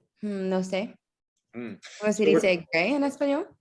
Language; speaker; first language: Spanish; non-native, learner; English